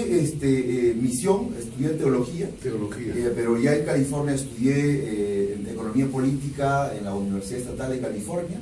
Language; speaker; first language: Spanish; non-native, local second language; Shipibo-Conibo